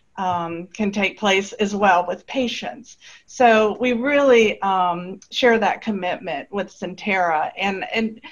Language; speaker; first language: English; native; English